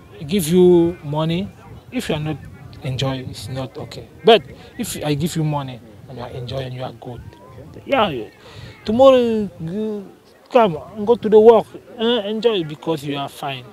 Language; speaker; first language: English; non-native, learner; French